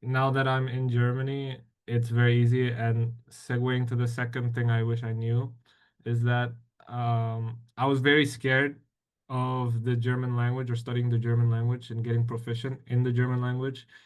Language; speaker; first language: English; non-native, fluent; Indonesian